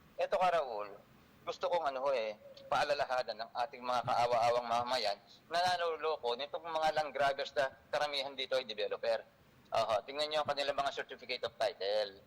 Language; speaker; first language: Filipino; native; Filipino